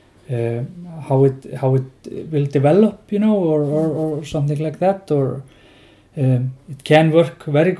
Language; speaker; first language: English; non-native, fluent; Icelandic